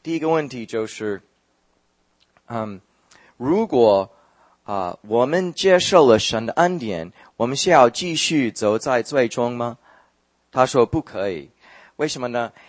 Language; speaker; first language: Chinese; non-native, fluent; English